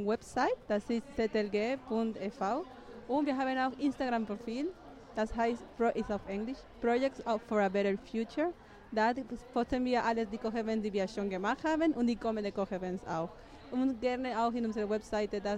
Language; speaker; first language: German; non-native, learner; Spanish